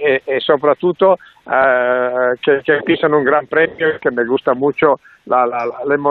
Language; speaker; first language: Spanish; non-native, learner; Italian